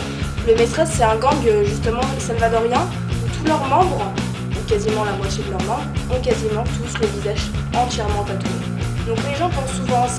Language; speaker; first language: French; native; French